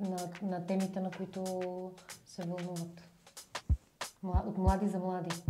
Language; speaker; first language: Bulgarian; native; Bulgarian